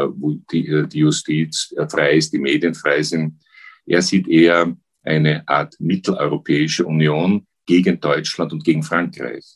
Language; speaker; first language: German; native; German